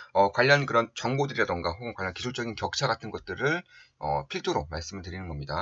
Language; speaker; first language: Korean; native; Korean